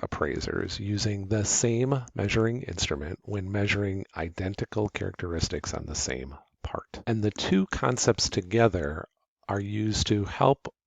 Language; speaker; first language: English; native; English